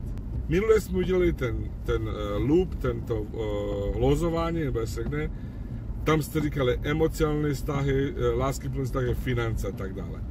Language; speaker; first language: Czech; non-native, fluent; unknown